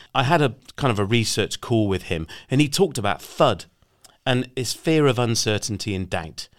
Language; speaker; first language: English; native; English